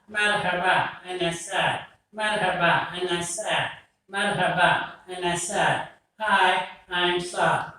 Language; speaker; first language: Arabic; non-native, learner; Urdu